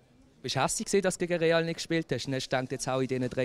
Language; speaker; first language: German; native; German